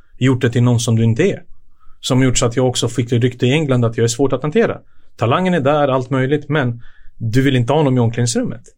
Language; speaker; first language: Swedish; early bilingual, other home language; Serbian